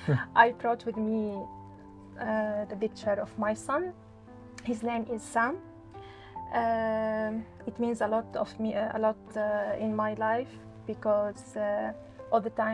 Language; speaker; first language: English; non-native, fluent; Arabic